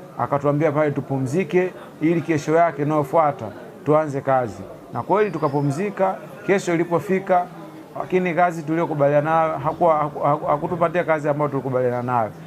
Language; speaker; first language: Swahili; native; Swahili